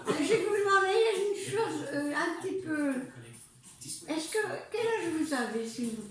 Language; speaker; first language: French; early bilingual, other home language; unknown